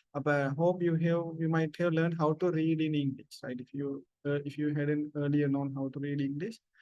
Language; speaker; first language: English; non-native, local second language; Tamil